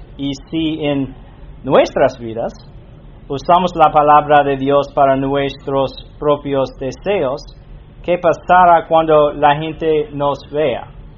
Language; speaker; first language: Spanish; non-native, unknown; English